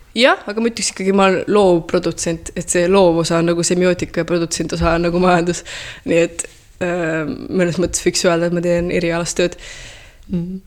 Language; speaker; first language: Estonian; early bilingual, heritage; Estonian